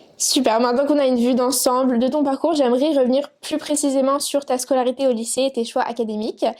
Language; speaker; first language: French; native; French